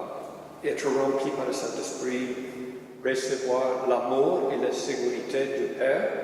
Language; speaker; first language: French; non-native, fluent; English